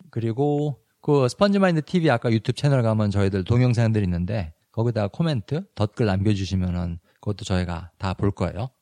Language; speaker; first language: Korean; native; Korean